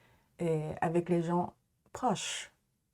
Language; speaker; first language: French; non-native, learner; Japanese